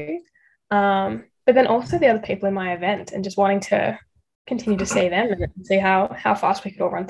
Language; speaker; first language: English; native; English